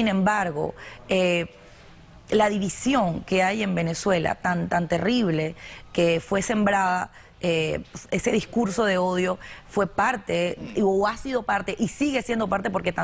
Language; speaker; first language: Spanish; native; Spanish